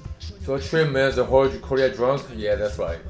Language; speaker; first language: English; non-native, learner; Korean